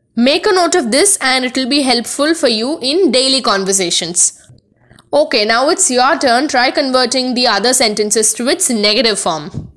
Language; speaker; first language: English; non-native, local second language; Tamil